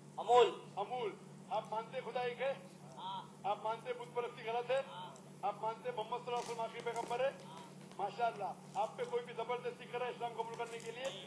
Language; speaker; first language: Hindi; non-native, local second language; Konkani